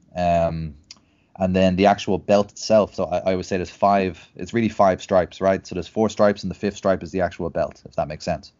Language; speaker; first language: English; native; English